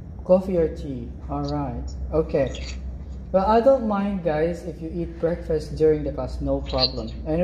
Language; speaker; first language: English; non-native, fluent; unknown